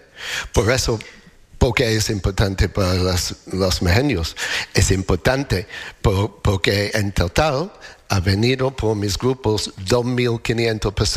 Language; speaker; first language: Spanish; non-native, fluent; English